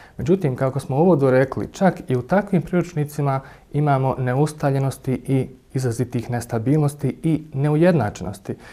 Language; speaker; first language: Bosnian; native; Bosnian